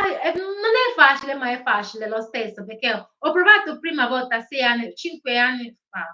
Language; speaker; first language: Italian; non-native, learner; Igbo